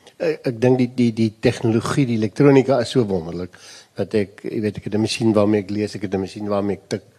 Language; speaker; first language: Afrikaans; native; Afrikaans